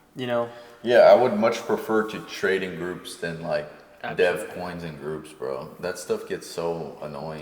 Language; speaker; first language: English; native; English